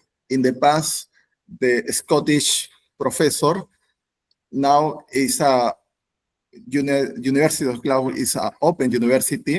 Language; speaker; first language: English; non-native, learner; Spanish